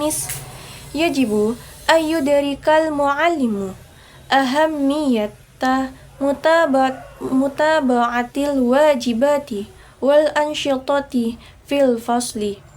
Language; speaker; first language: Arabic; non-native, learner; Indonesian